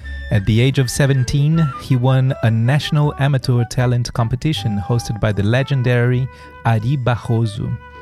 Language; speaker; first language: English; non-native, fluent; Portuguese